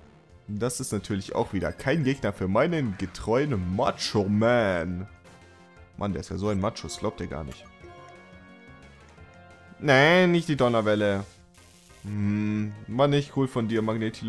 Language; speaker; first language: German; native; German